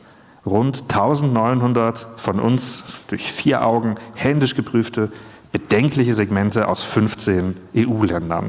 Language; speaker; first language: German; native; German